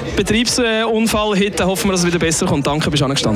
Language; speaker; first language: German; native; German